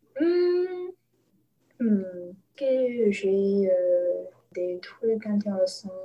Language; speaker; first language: French; non-native, learner; English